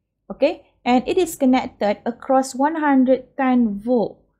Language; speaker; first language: English; non-native, local second language; Malay